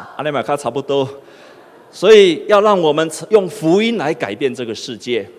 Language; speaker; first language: Chinese; native; Chinese